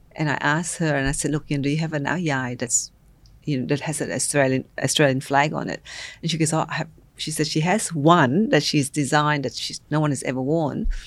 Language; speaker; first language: English; non-native, local second language; Vietnamese